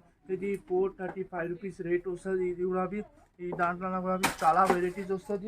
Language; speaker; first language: Telugu; non-native, local second language; Hindi